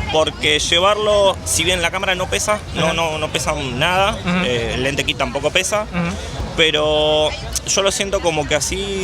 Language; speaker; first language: Spanish; native; Spanish